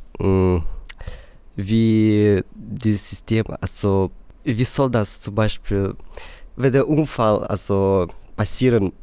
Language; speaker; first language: German; early bilingual, other home language; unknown